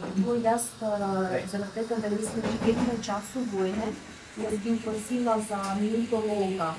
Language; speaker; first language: Slovenian; non-native, fluent; Ukrainian